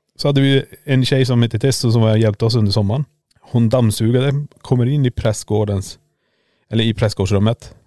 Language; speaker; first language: Swedish; native; Swedish